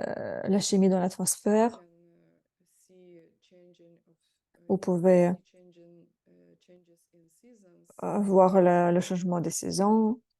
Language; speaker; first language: French; non-native, fluent; Russian